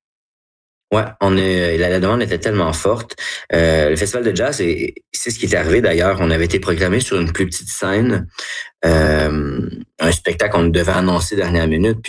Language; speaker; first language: French; native; French